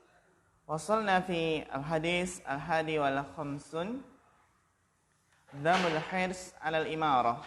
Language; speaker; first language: Arabic; non-native, fluent; Indonesian